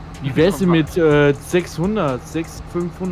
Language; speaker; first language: German; native; German